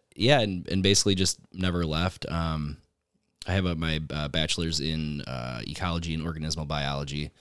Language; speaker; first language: English; native; English